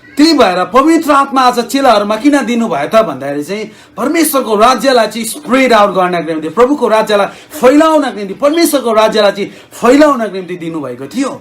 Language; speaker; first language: Nepali; native; Nepali